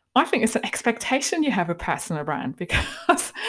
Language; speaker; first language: English; non-native, fluent; German